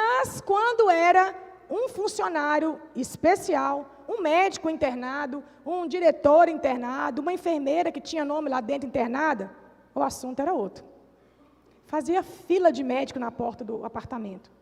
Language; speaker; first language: Portuguese; native; Portuguese